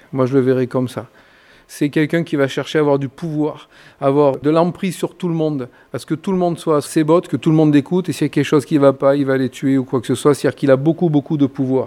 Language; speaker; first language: French; native; French